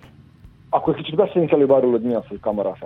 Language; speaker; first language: Hungarian; native; Hungarian